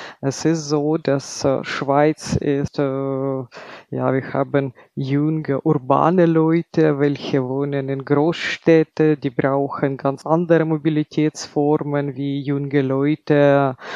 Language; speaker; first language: German; non-native, fluent; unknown